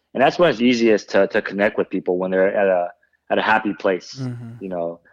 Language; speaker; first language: English; native; English